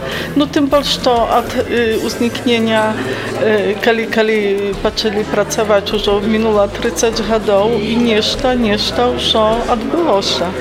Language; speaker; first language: Polish; non-native, learner; Belarusian